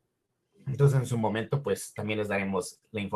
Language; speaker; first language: Spanish; native; Spanish